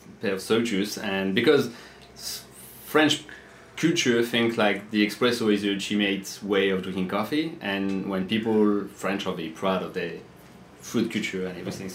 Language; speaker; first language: English; non-native, fluent; French